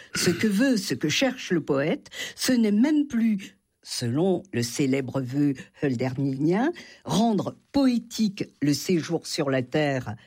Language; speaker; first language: French; native; French